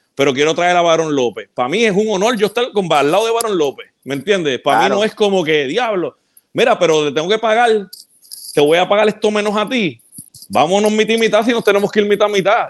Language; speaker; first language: Spanish; native; Spanish